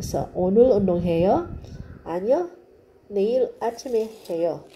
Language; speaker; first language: Korean; non-native, fluent; Filipino